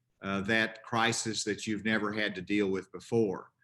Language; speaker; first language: English; native; English